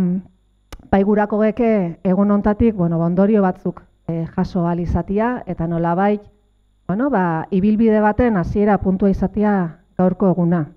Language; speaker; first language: Basque; native; Basque